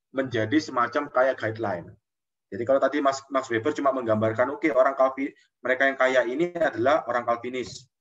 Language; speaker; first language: Indonesian; native; Indonesian